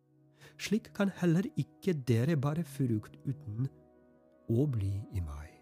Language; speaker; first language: Norwegian; non-native, fluent; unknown